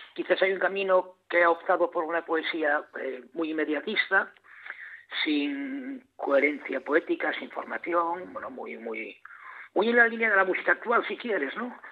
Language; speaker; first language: Spanish; native; Spanish